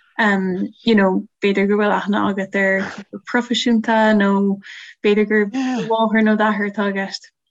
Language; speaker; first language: Irish; native; Irish